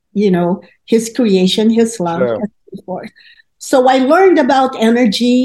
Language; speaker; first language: English; non-native, local second language; Filipino